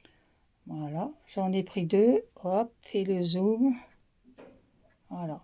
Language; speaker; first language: French; native; French